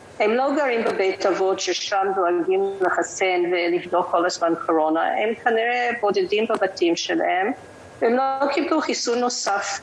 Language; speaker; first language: Hebrew; non-native, fluent; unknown